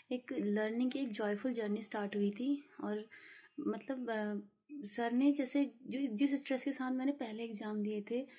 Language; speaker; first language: Hindi; native; Hindi